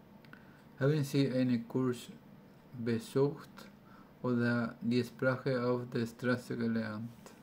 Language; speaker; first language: German; non-native, learner; Spanish